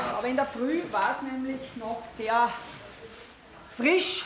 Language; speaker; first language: German; native; German